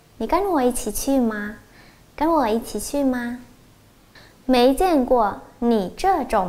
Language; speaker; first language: Chinese; non-native, fluent; Vietnamese